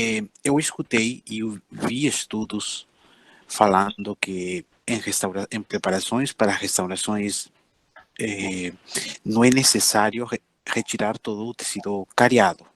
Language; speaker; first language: Portuguese; non-native, fluent; Spanish